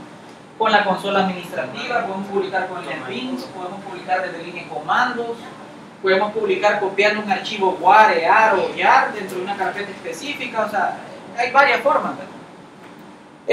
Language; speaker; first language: Spanish; native; Spanish